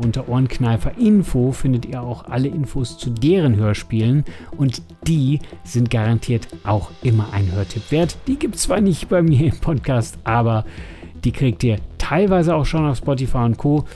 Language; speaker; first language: German; native; German